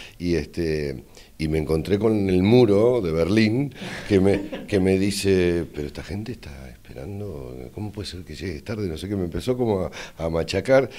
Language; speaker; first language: Spanish; native; Spanish